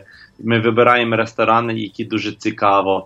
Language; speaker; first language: Ukrainian; non-native, learner; English